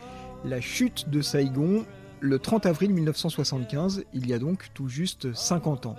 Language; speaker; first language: French; native; French